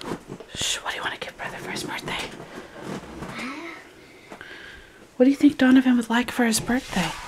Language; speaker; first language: English; native; English